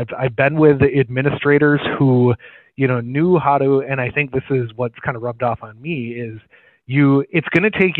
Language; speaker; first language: English; native; English